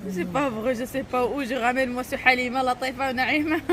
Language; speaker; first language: French; non-native, local second language; Arabic